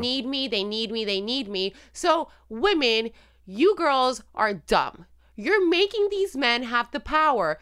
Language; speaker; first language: English; non-native, fluent; Spanish